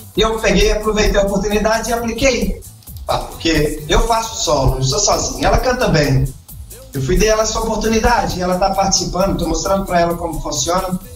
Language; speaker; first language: Portuguese; native; Portuguese